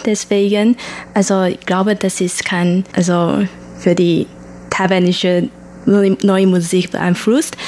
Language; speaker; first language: German; non-native, learner; Chinese